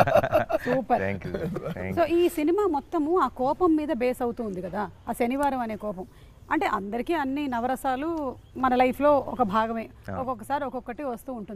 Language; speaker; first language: Telugu; native; Telugu